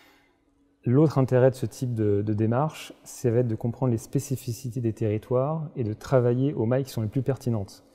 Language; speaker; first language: French; native; French